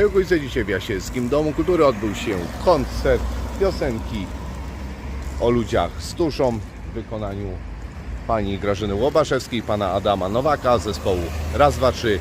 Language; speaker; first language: Polish; native; Polish